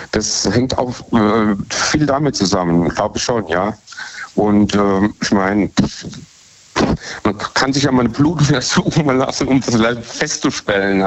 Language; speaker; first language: German; native; German